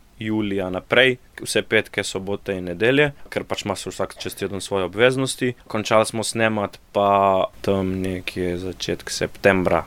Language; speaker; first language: Slovenian; native; Slovenian